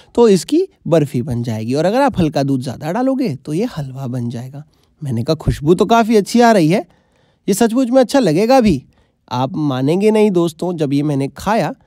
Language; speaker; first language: Hindi; native; Hindi